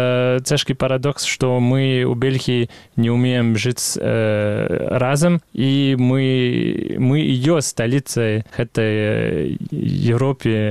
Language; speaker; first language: Belarusian; non-native, fluent; French